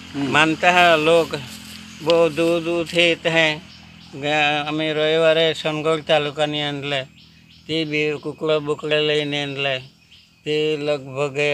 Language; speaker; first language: Hindi; non-native, local second language; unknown